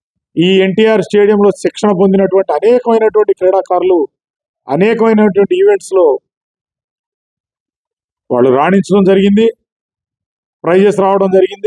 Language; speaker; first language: Telugu; native; Telugu